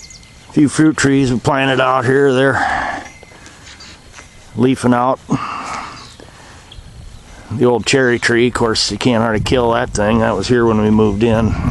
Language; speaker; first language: English; native; English